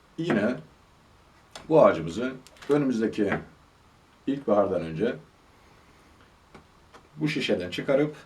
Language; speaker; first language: Turkish; native; Turkish